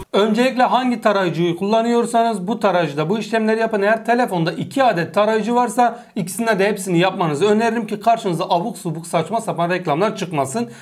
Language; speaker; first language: Turkish; native; Turkish